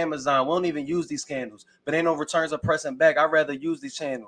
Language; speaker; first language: English; native; English